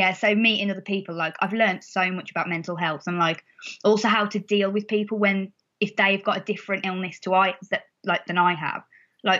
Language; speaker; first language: English; native; English